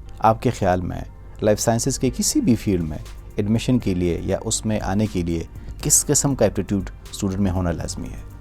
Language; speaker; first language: Urdu; non-native, local second language; Pashto